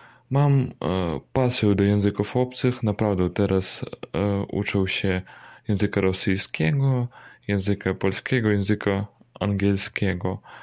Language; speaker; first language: Polish; non-native, learner; Russian